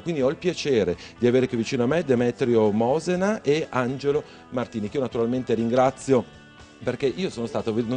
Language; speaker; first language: Italian; native; Italian